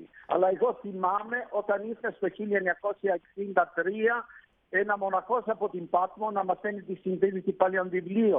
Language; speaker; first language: Greek; non-native, fluent; Italian